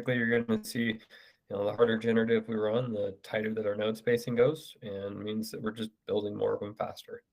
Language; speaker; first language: English; native; English